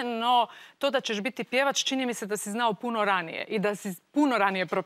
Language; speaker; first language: Croatian; native; Croatian